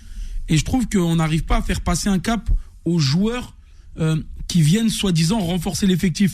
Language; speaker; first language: French; native; French